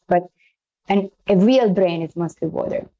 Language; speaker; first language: English; non-native, fluent; Italian